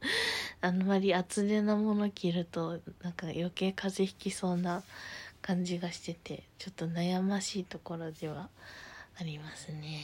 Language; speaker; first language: Japanese; native; Japanese